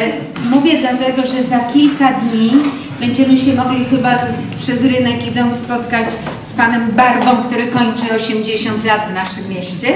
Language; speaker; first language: Polish; native; Polish